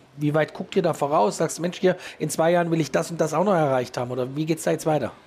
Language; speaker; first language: German; native; German